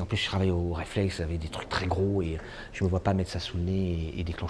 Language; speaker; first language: French; native; French